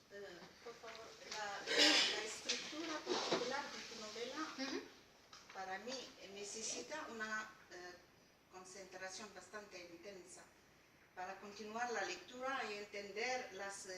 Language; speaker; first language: Spanish; non-native, learner; Arabic